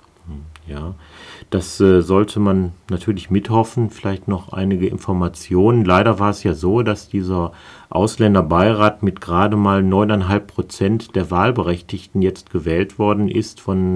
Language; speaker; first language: German; native; German